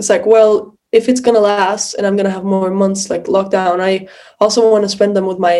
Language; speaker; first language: English; non-native, fluent; Portuguese